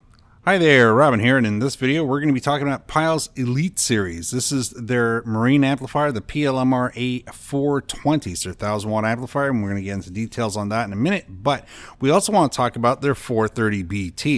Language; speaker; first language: English; native; English